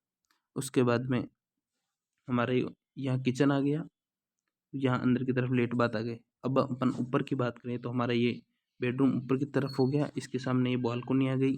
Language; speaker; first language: Hindi; native; Hindi